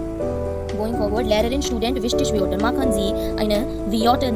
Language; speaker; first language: German; non-native, fluent; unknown